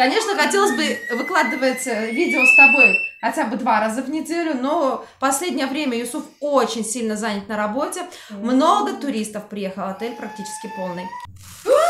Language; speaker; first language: Russian; native; Russian